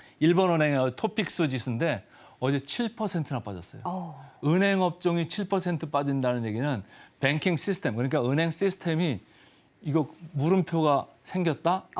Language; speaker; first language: Korean; native; Korean